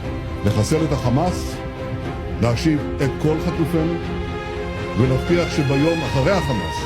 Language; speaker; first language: Hebrew; native; Hebrew